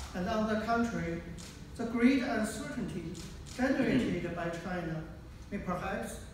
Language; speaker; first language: English; non-native, fluent; Chinese